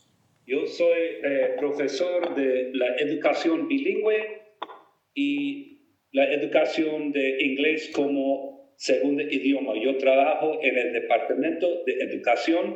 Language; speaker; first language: Spanish; non-native, fluent; English